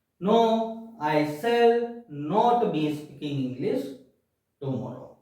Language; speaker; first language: English; non-native, fluent; Gujarati